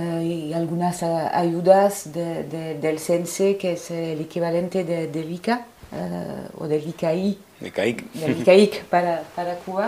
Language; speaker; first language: Spanish; non-native, fluent; French